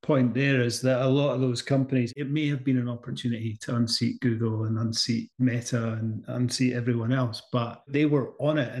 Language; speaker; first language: English; native; English